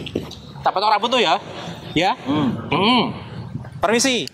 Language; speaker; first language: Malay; non-native, local second language; Javanese